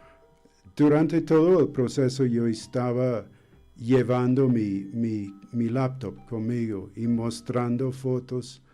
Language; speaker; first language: Spanish; non-native, fluent; English